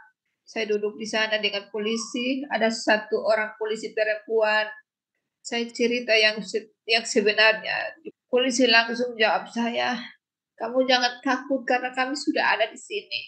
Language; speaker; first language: Indonesian; non-native, local second language; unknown